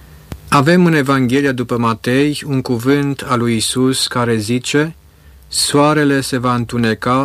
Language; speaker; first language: Romanian; native; Romanian